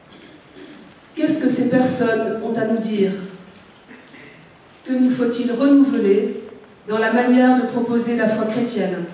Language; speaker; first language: French; native; French